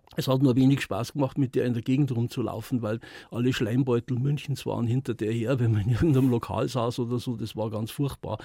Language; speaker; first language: German; native; German